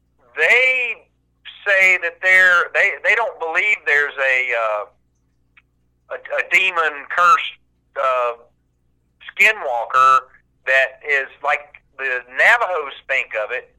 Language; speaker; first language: English; native; English